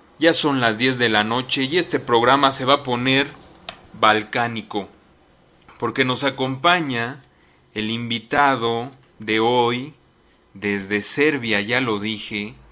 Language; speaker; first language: Spanish; native; Spanish